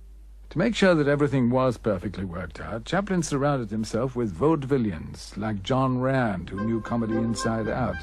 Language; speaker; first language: English; native; English